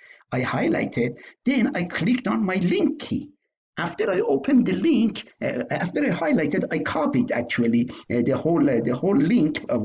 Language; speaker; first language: English; non-native, fluent; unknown